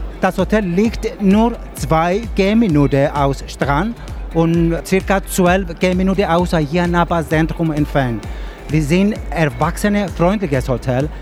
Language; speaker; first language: German; non-native, learner; Greek